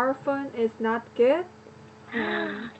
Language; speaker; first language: English; non-native, learner; Korean